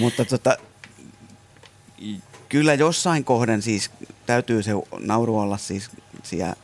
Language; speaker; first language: Finnish; native; Finnish